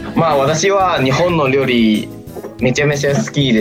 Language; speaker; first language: Japanese; non-native, fluent; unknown